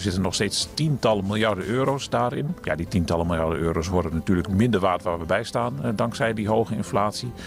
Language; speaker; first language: Dutch; native; Dutch